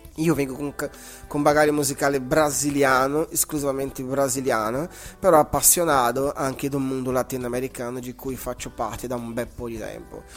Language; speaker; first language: Italian; non-native, fluent; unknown